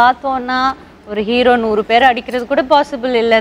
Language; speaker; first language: Tamil; native; Tamil